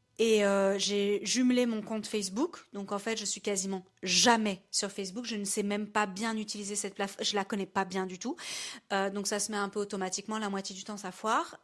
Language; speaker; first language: French; native; French